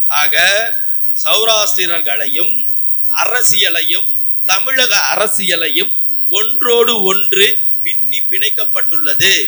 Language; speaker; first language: Tamil; non-native, local second language; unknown